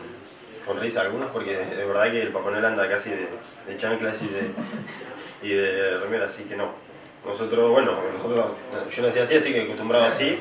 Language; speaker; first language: Spanish; native; Spanish